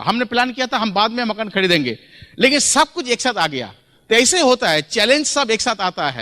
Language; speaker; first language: Hindi; non-native, local second language; Bangla